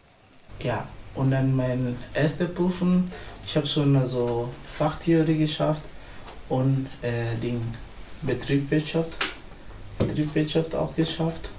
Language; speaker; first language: German; non-native, learner; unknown